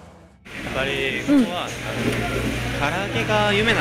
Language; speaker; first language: Japanese; non-native, learner; Korean